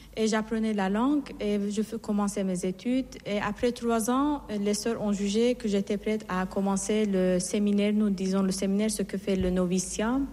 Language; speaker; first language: French; non-native, fluent; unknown